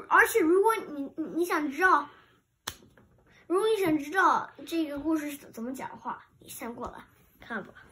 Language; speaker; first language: Chinese; early bilingual, heritage; Chinese